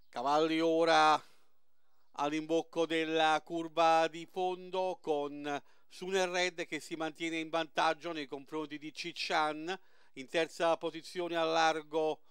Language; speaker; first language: Italian; native; Italian